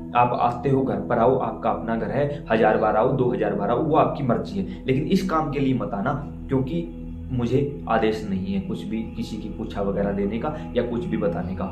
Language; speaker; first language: Hindi; native; Hindi